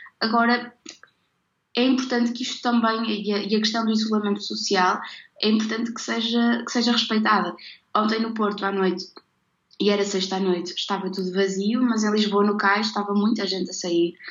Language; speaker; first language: Portuguese; native; Portuguese